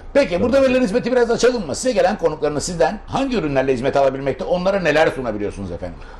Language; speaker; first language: Turkish; native; Turkish